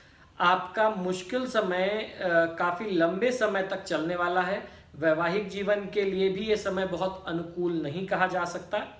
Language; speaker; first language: Hindi; native; Hindi